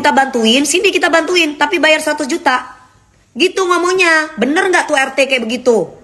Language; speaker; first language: Indonesian; native; Indonesian